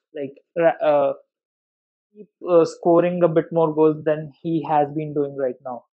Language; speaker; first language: English; non-native, local second language; Hindi